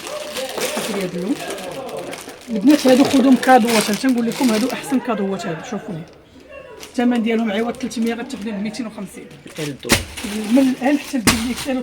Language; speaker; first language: Arabic; native; Arabic